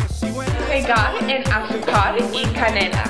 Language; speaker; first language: Spanish; non-native, learner; English